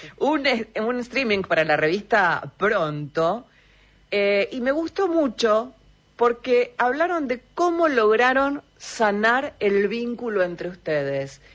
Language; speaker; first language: Spanish; native; Spanish